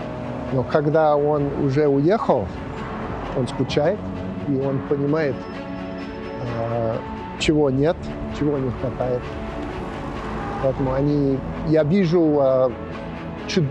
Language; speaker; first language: Russian; non-native, fluent; English